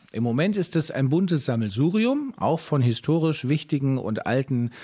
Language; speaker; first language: German; native; German